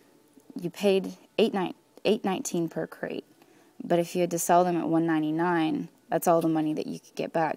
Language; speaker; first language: English; native; English